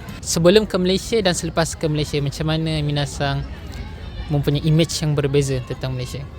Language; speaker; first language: Malay; native; Malay